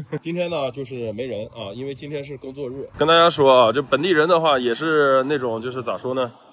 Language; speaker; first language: Chinese; native; Chinese